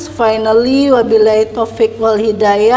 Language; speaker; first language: English; non-native, learner; Indonesian